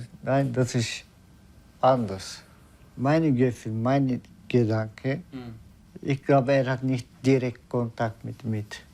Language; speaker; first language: German; non-native, learner; Turkish